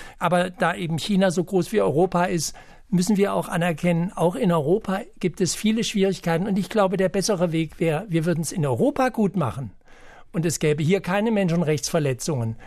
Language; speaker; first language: German; native; German